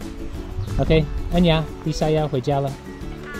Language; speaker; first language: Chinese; non-native, fluent; English